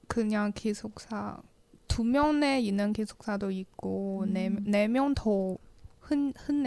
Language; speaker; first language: Korean; non-native, learner; Chinese